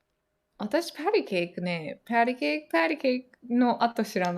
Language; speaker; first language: Japanese; native; Japanese